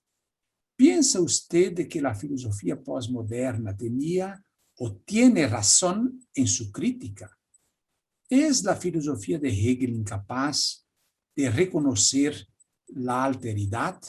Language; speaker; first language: Spanish; non-native, fluent; Portuguese